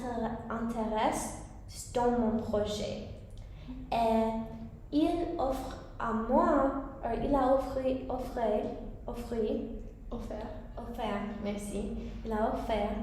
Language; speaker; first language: French; non-native, learner; English